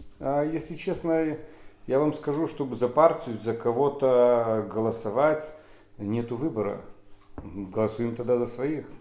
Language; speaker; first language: Russian; non-native, local second language; Polish